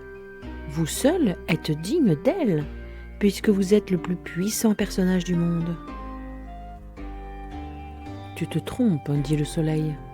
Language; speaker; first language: French; native; French